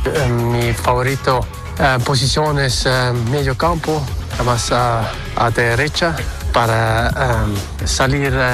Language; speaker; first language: Spanish; non-native, learner; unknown